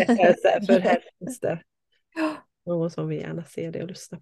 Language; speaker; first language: Swedish; non-native, fluent; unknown